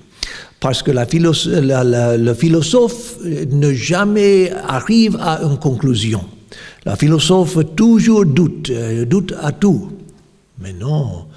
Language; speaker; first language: French; non-native, fluent; English